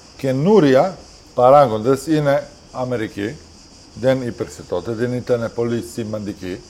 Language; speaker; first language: Greek; non-native, fluent; Serbian